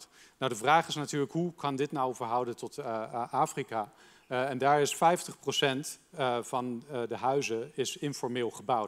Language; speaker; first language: Dutch; native; Dutch